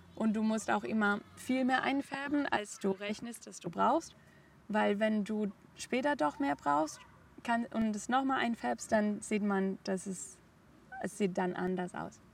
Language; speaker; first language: German; non-native, fluent; Spanish